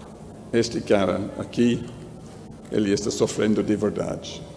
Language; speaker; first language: Portuguese; non-native, learner; English